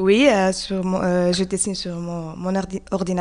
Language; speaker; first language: French; non-native, learner; Arabic